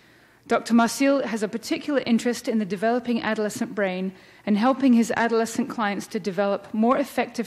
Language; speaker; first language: English; native; English